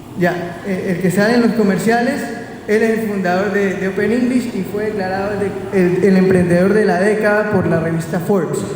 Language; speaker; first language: Spanish; native; Spanish